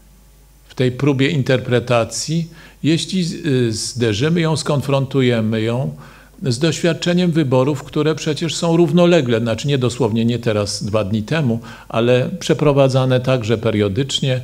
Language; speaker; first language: Polish; native; Polish